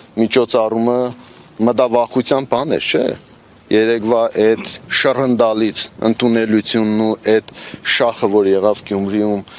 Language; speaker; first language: Armenian; native; Armenian